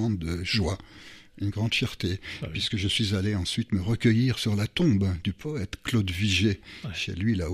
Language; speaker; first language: French; non-native, local second language; Luxembourgish